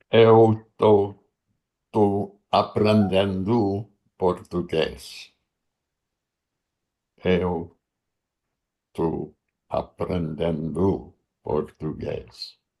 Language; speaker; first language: Portuguese; non-native, learner; English